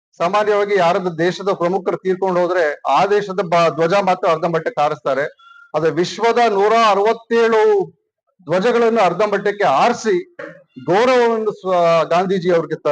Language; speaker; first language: Kannada; native; Kannada